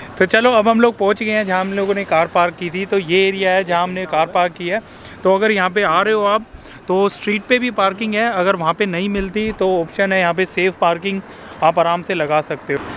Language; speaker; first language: Hindi; native; Hindi